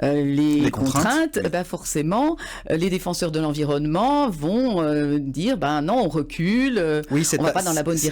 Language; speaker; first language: French; native; French